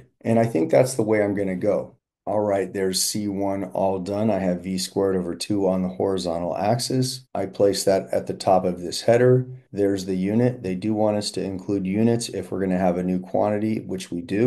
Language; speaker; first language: English; native; English